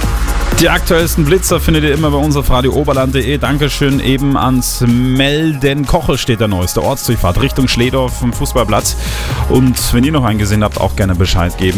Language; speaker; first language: German; native; German